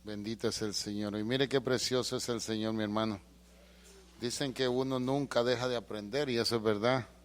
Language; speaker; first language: Spanish; native; Spanish